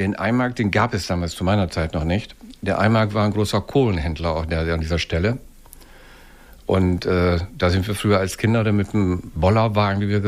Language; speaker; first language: German; native; German